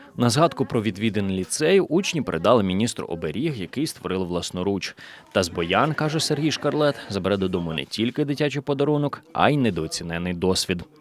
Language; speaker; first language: Ukrainian; native; Ukrainian